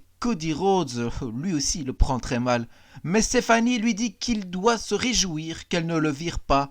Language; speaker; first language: French; native; French